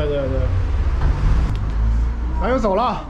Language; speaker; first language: Chinese; native; Chinese